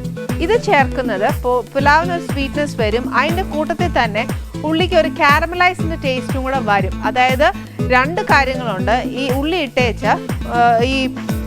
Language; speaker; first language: Malayalam; native; Malayalam